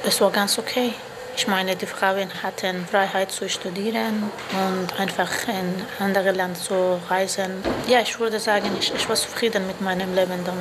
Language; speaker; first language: German; non-native, fluent; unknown